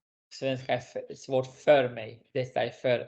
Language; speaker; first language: Swedish; non-native, fluent; Spanish